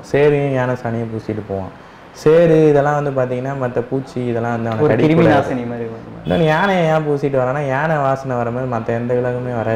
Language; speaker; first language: Tamil; native; Tamil